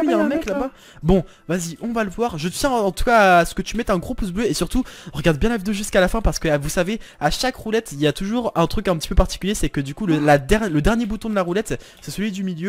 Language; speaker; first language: French; native; French